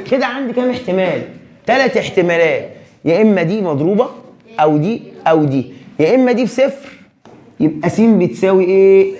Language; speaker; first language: Arabic; native; Arabic